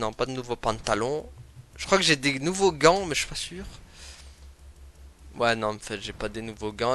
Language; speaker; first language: French; native; French